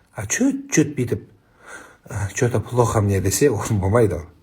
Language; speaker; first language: Russian; non-native, local second language; Kazakh